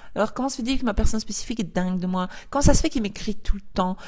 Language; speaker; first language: French; native; French